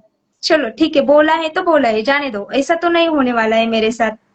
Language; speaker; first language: Hindi; native; Hindi